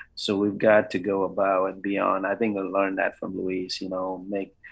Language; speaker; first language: English; non-native, local second language; Kannada